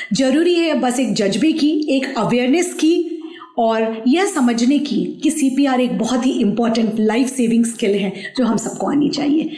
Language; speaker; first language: Hindi; native; Hindi